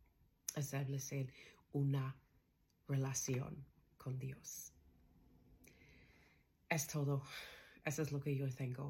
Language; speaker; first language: Spanish; non-native, learner; English